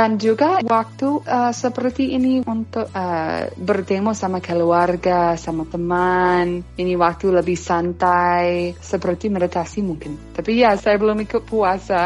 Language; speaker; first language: Indonesian; non-native, fluent; English